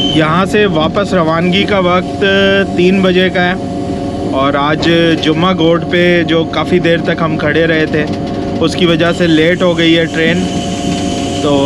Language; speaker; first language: Urdu; native; Urdu